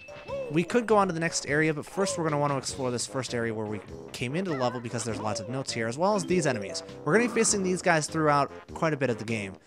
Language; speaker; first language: English; native; English